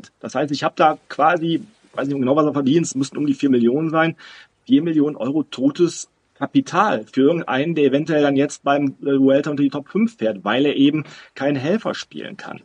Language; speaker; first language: German; native; German